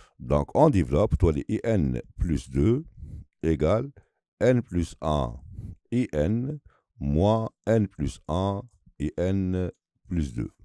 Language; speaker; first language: French; non-native, local second language; Arabic